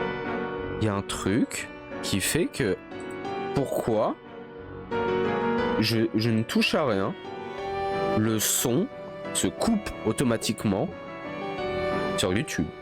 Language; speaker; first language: French; native; French